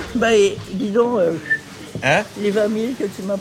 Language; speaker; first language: French; native; French